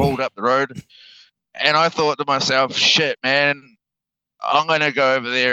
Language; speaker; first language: English; native; English